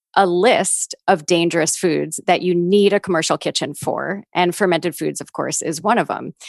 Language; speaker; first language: English; native; English